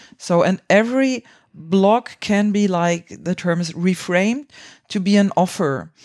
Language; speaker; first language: English; non-native, fluent; German